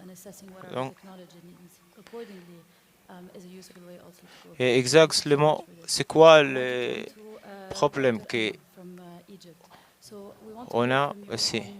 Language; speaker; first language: French; non-native, learner; Arabic